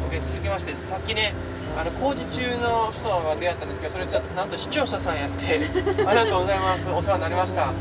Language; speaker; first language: Japanese; native; Japanese